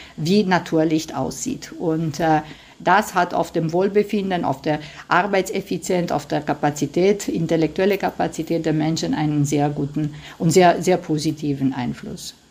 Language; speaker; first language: German; non-native, fluent; Romanian